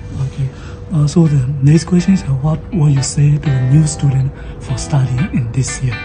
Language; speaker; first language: English; non-native, learner; Burmese